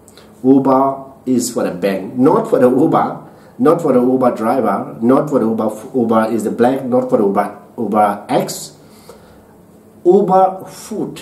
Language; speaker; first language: English; non-native, learner; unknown